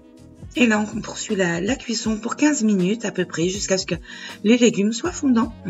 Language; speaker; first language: French; native; French